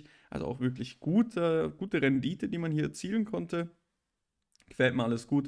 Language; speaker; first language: German; native; German